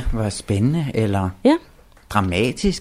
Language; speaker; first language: Danish; native; Danish